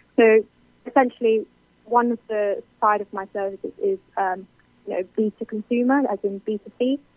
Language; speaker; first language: English; native; English